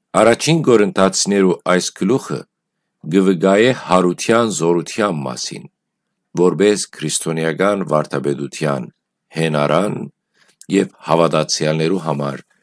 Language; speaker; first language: Armenian; native; Armenian